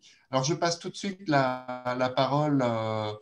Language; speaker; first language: French; native; French